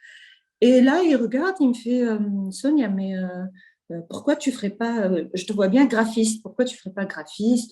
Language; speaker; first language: French; non-native, local second language; Arabic